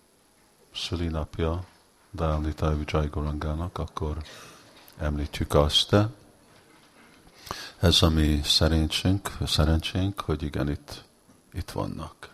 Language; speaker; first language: Hungarian; early bilingual, heritage; Hungarian